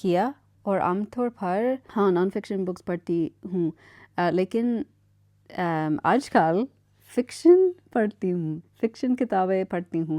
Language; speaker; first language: Hindi; non-native, learner; English